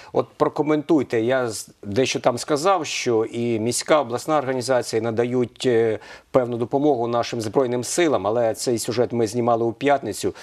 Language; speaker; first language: Ukrainian; native; Ukrainian